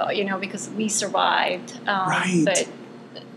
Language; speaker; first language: English; non-native, fluent; Bosnian